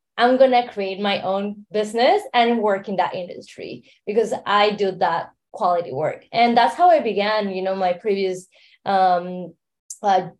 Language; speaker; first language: English; non-native, fluent; Spanish